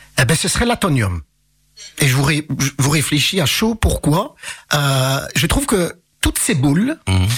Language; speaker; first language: French; early bilingual, other home language; Arabic